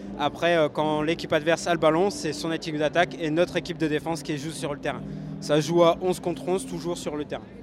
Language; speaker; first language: French; native; French